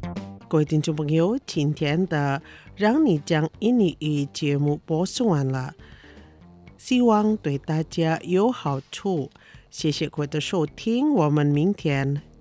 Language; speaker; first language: Chinese; non-native, fluent; Indonesian